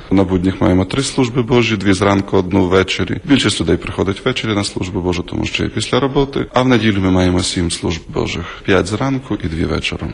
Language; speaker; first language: Ukrainian; native; Ukrainian